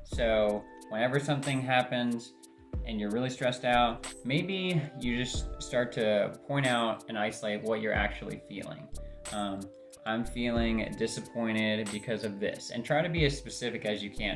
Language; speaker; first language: English; native; English